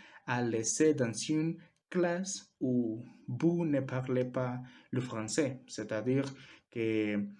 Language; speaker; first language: French; non-native, learner; Spanish